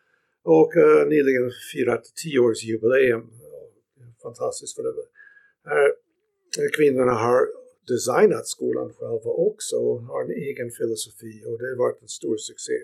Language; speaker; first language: Swedish; non-native, fluent; English